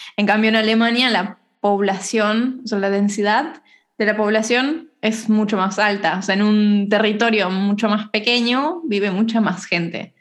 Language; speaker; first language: Spanish; native; Spanish